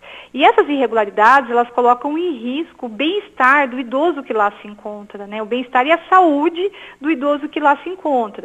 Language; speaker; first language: Portuguese; native; Portuguese